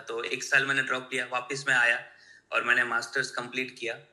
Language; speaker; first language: Hindi; non-native, local second language; Gujarati